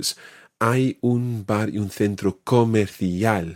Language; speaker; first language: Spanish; non-native, fluent; English